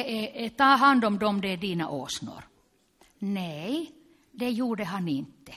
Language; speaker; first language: Swedish; non-native, local second language; Finnish